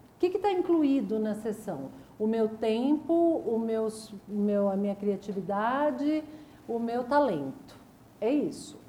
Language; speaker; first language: Portuguese; native; Portuguese